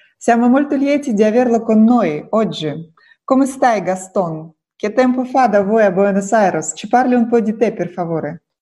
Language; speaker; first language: Italian; non-native, fluent; Russian